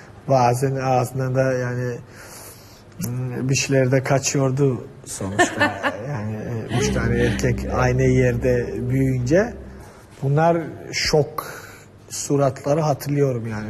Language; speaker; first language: Turkish; non-native, fluent; Georgian